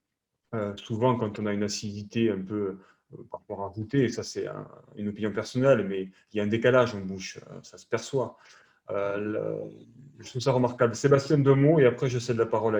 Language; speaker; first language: French; native; French